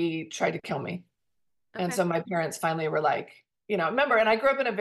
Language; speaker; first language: English; native; English